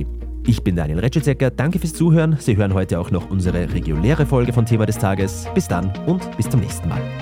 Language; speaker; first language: German; native; German